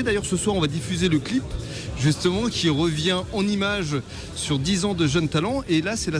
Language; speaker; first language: French; native; French